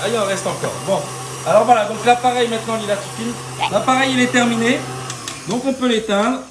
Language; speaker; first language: French; native; French